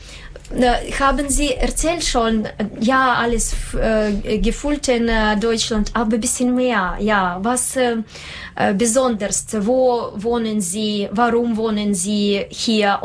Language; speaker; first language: German; non-native, learner; Russian